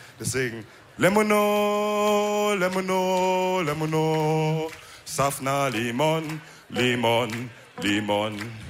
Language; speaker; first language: German; early bilingual, other home language; Wolof